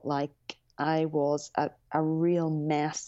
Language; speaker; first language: English; native; English